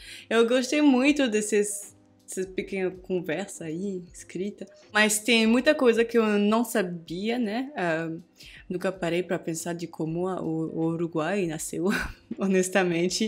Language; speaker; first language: Portuguese; non-native, fluent; French